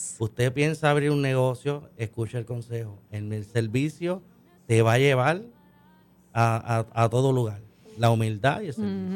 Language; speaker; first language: Spanish; native; Spanish